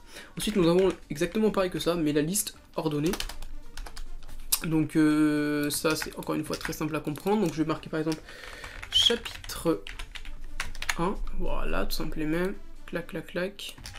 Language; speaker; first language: French; native; French